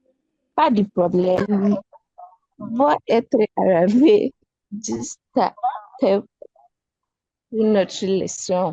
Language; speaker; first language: French; non-native, learner; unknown